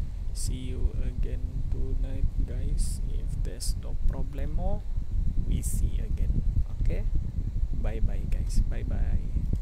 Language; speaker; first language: English; non-native, local second language; Malay